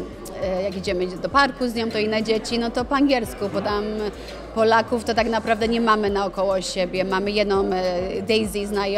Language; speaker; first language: Polish; early bilingual, other home language; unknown